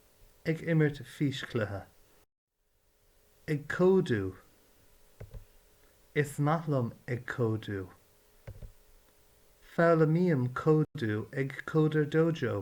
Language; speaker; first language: Irish; non-native, learner; English